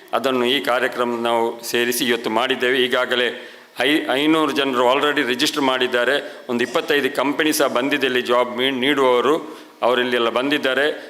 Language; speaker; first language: Kannada; non-native, local second language; Malayalam